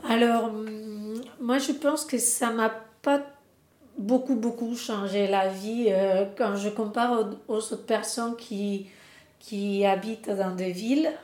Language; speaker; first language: French; non-native, fluent; Spanish